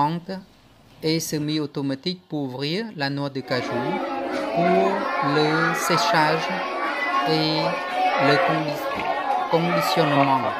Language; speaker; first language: French; non-native, fluent; Khmer